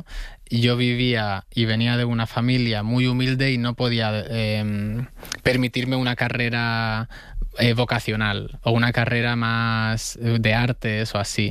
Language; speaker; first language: Spanish; native; Spanish